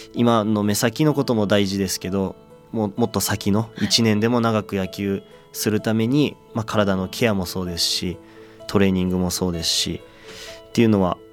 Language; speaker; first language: Japanese; native; Japanese